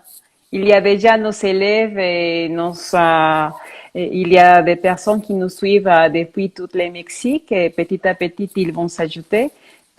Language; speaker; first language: French; non-native, fluent; Spanish